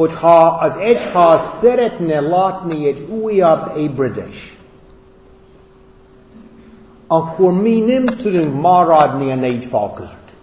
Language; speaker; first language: Hungarian; non-native, fluent; English